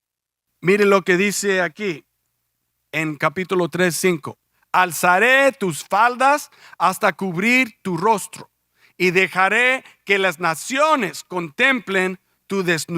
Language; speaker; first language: Spanish; early bilingual, heritage; Spanish